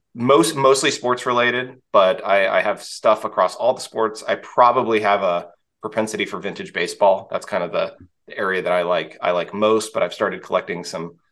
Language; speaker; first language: English; native; English